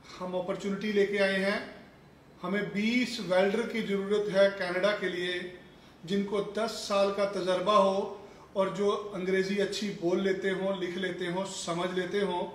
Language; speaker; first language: Hindi; non-native, local second language; Punjabi